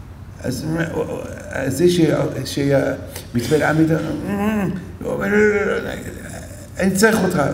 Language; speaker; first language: Hebrew; non-native, fluent; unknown